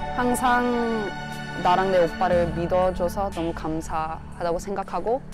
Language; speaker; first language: Korean; early bilingual, heritage; Korean